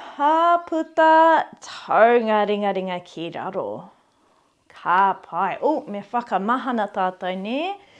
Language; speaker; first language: Māori; non-native, local second language; English